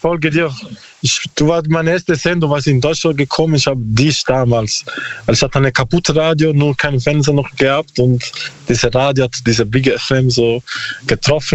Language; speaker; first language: German; non-native, learner; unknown